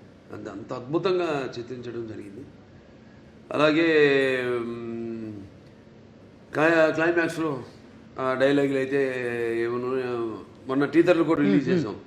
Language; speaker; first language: Telugu; native; Telugu